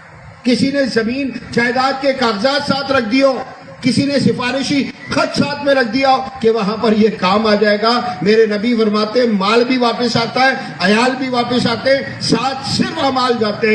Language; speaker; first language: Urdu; non-native, local second language; Punjabi